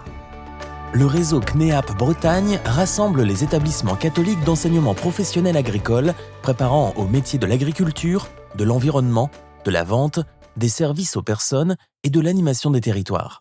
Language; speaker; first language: French; native; French